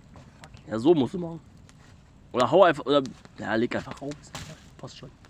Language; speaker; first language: German; native; German